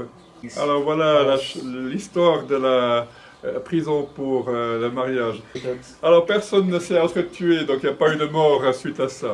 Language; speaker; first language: French; non-native, fluent; Romanian